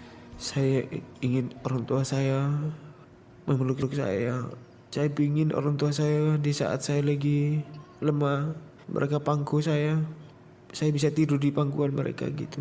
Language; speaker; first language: Indonesian; non-native, local second language; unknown